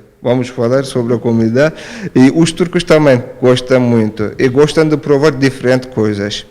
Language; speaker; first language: Portuguese; non-native, fluent; Turkish